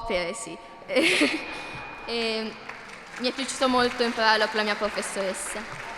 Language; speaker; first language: Italian; non-native, learner; English